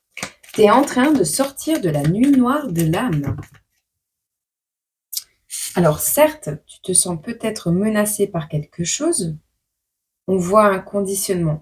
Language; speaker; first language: French; native; French